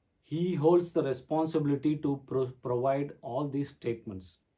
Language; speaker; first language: English; non-native, local second language; Tamil